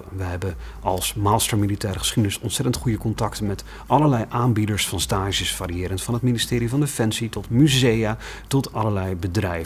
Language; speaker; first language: Dutch; native; Dutch